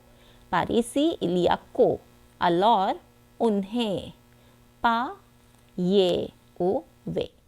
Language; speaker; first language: French; non-native, fluent; Hindi